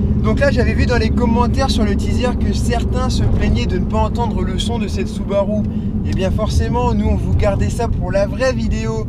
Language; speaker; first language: French; native; French